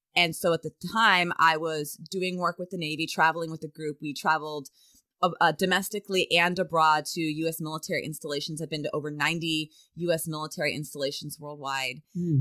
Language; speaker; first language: English; native; English